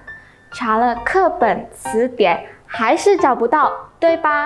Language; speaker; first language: Chinese; non-native, learner; Indonesian